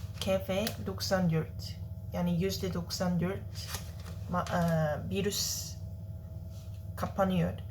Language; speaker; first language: Turkish; non-native, learner; Korean